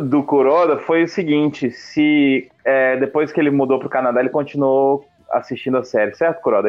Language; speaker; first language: Portuguese; native; Portuguese